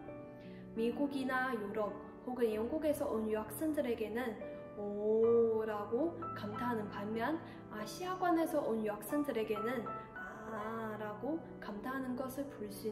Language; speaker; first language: Korean; non-native, fluent; Chinese